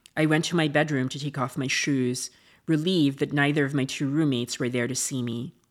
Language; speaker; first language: English; non-native, local second language; Filipino